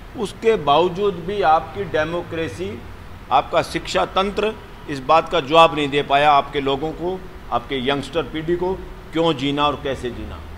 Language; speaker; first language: Hindi; native; Hindi